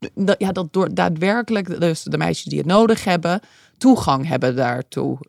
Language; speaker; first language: Dutch; early bilingual, other home language; English